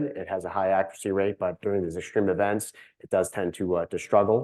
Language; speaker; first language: English; native; English